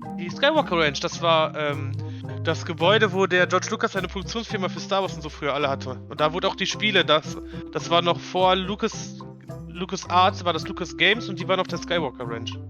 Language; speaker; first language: German; native; German